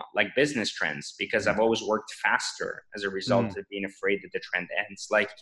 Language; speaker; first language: English; non-native, fluent; French